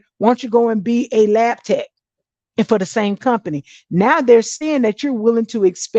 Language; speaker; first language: English; native; English